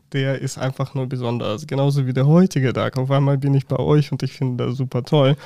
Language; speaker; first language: German; non-native, fluent; Russian